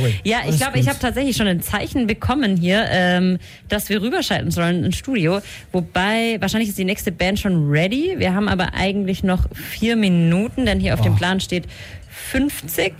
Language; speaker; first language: German; native; German